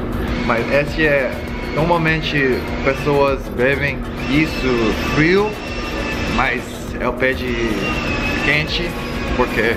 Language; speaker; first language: Portuguese; non-native, learner; Korean